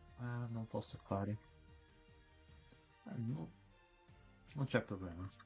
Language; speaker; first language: Italian; non-native, fluent; Portuguese